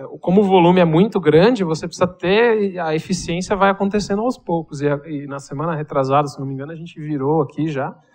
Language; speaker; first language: Portuguese; native; Portuguese